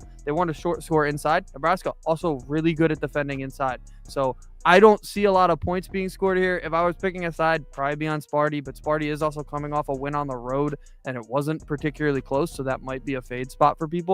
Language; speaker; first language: English; native; English